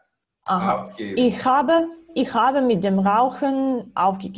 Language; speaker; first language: German; non-native, learner; English